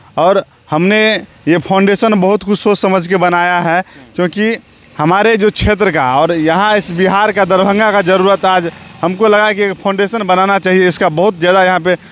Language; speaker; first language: Hindi; native; Hindi